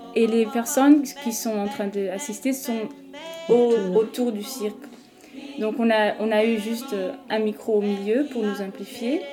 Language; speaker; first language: French; non-native, fluent; Portuguese